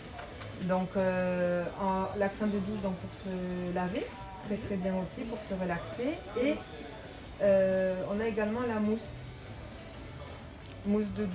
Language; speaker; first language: French; native; French